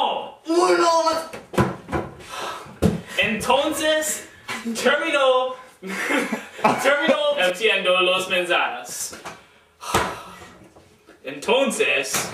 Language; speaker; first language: Spanish; non-native, learner; English